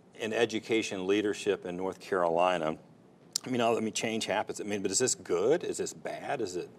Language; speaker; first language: English; native; English